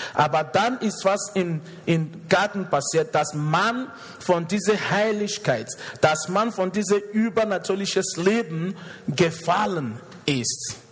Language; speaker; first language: German; non-native, fluent; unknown